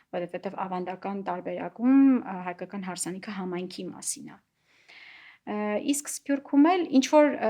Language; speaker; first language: Armenian; native; Armenian